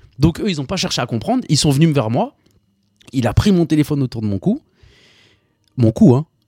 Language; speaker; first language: French; early bilingual, other home language; Arabic